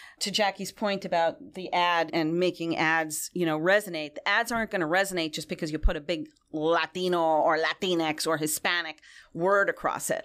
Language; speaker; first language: English; non-native, local second language; Spanish